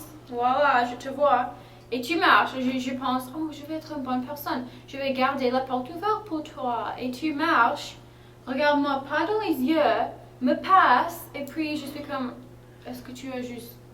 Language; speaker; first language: French; non-native, fluent; English